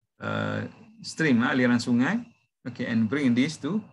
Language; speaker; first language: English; non-native, local second language; Malay